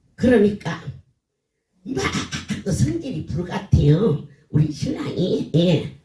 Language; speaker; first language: Korean; native; Korean